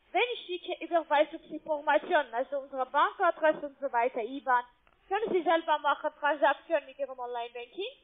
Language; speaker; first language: German; non-native, learner; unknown